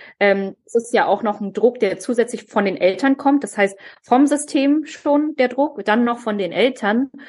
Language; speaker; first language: German; early bilingual, other home language; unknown